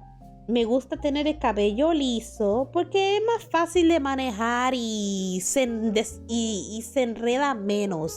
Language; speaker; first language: Spanish; early bilingual, heritage; Spanish